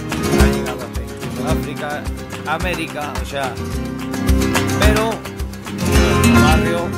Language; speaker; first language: Spanish; native; Spanish